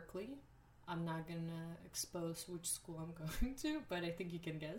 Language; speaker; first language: English; non-native, fluent; Russian